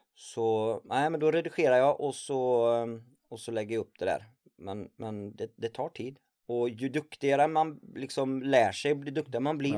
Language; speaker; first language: Swedish; native; Swedish